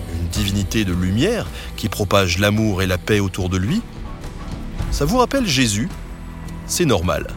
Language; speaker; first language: French; native; French